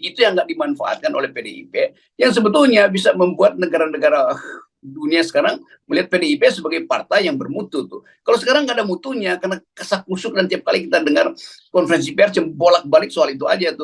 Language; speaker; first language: Indonesian; native; Indonesian